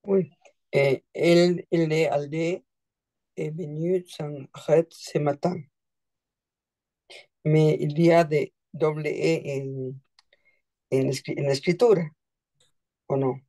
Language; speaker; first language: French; non-native, learner; Spanish